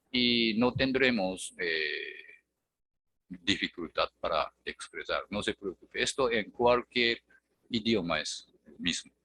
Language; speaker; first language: Spanish; non-native, fluent; Japanese